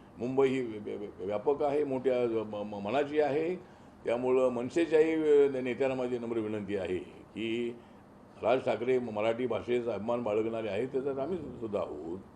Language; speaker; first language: Marathi; native; Marathi